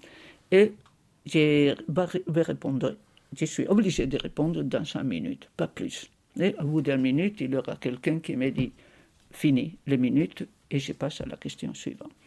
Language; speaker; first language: French; non-native, fluent; Spanish